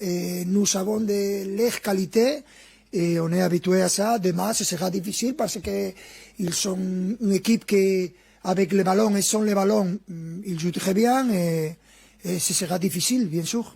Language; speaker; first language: French; non-native, fluent; Spanish